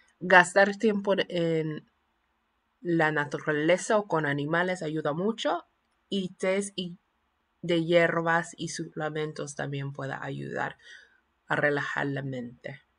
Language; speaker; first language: Spanish; non-native, fluent; English